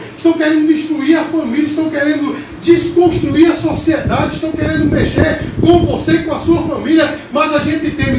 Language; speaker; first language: Portuguese; native; Portuguese